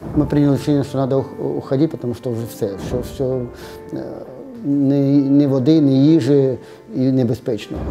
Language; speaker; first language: Ukrainian; non-native, local second language; Russian